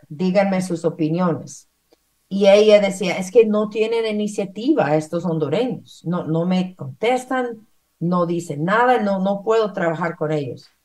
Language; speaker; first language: Spanish; non-native, fluent; English